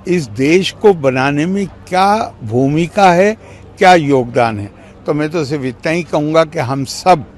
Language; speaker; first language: Hindi; native; Hindi